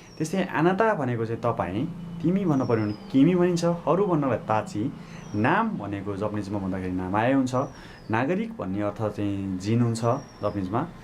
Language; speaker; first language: Nepali; native; Nepali